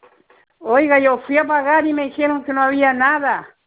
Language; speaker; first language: Spanish; native; Spanish